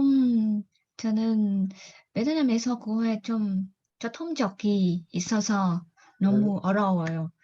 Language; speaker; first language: Korean; non-native, learner; Vietnamese